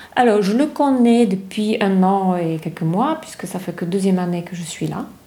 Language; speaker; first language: French; non-native, fluent; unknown